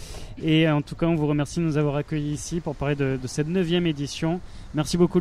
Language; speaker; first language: French; native; French